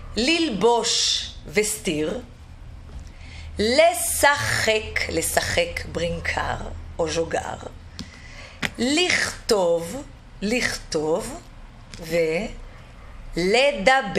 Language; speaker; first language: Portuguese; non-native, fluent; Hebrew